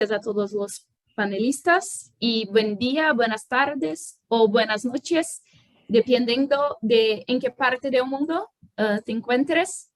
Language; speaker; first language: Spanish; non-native, fluent; Portuguese